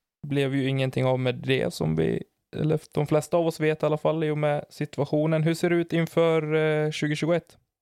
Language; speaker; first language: Swedish; native; Swedish